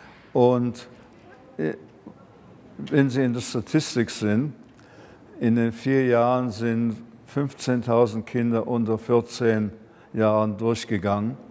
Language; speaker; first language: German; early bilingual, heritage; German